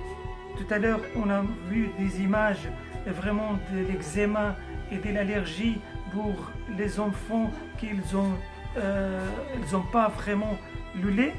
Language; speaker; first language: French; non-native, fluent; Arabic